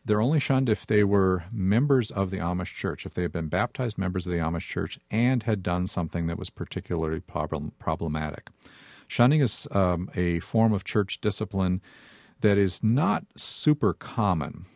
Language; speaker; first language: English; native; English